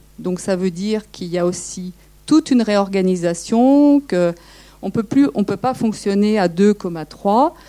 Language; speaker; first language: French; native; French